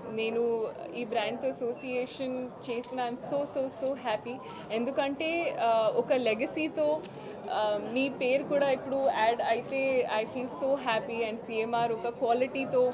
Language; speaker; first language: Telugu; non-native, learner; Hindi